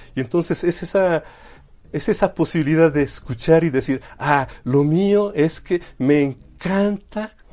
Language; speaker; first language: Spanish; native; Spanish